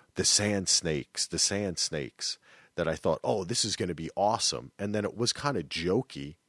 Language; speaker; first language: English; native; English